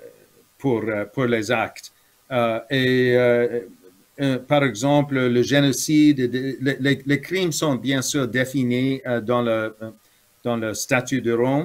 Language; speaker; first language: French; non-native, fluent; English